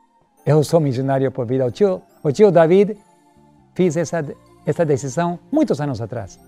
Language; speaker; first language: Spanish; non-native, learner; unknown